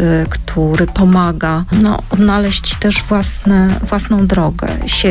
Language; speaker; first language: Polish; native; Polish